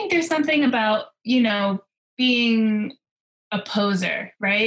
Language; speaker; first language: English; native; English